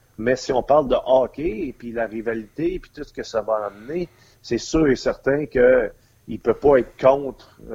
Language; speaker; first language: French; native; French